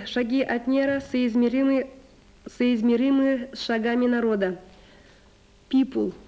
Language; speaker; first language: Russian; native; Russian